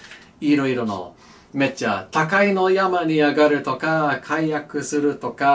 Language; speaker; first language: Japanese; non-native, learner; English